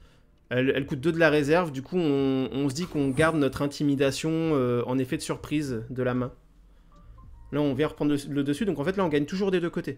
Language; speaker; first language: French; native; French